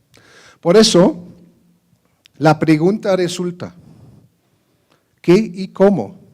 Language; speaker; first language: Spanish; non-native, fluent; German